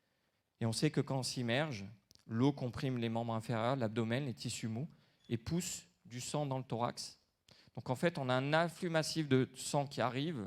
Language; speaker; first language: French; native; French